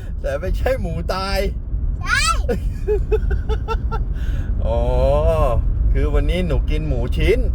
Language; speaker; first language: Thai; native; Thai